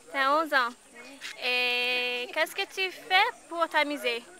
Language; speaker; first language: French; non-native, learner; English